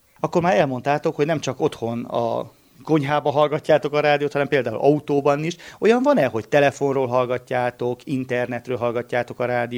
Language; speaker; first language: Hungarian; native; Hungarian